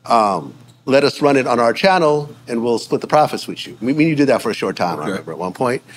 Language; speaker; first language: English; native; English